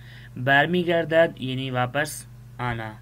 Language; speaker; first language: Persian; non-native, fluent; Urdu